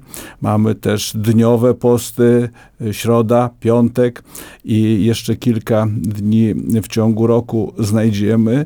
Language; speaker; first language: Polish; native; Polish